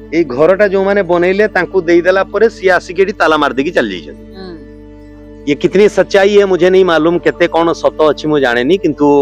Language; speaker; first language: Hindi; non-native, local second language; Odia